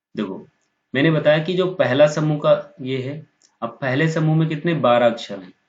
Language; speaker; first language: Hindi; native; Hindi